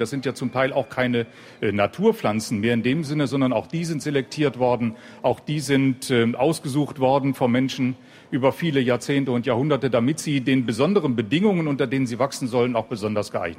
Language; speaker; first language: German; native; German